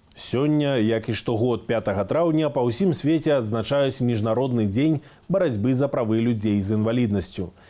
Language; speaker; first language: Belarusian; native; Belarusian